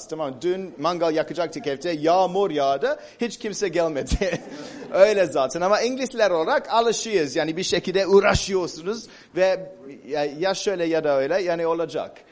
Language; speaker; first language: Turkish; non-native, fluent; English